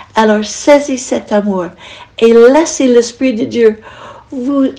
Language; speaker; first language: French; non-native, fluent; English